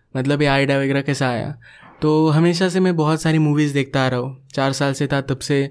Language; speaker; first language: Hindi; non-native, local second language; Marathi